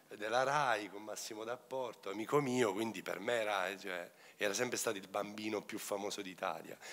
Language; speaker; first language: Italian; native; Italian